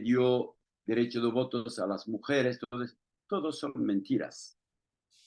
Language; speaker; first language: Spanish; non-native, fluent; Turkish